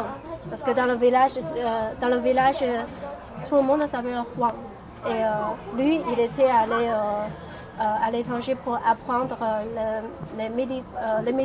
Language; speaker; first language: French; non-native, fluent; Chinese